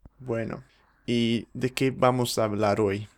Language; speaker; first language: Spanish; non-native, fluent; English